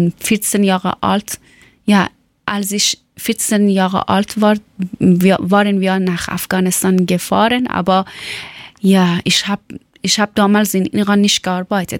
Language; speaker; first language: German; non-native, learner; Persian